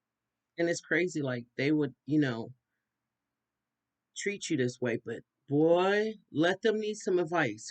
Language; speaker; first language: English; native; English